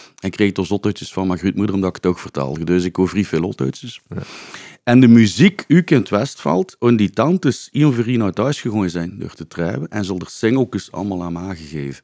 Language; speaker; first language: Dutch; native; Dutch